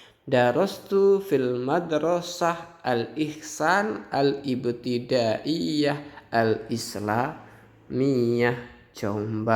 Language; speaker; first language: Arabic; non-native, fluent; Indonesian